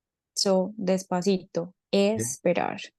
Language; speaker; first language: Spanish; non-native, learner; English